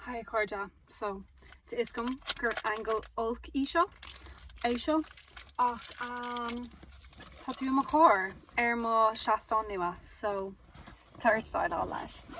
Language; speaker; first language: Irish; non-native, local second language; English